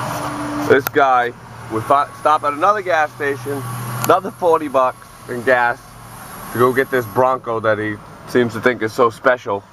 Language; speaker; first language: English; native; English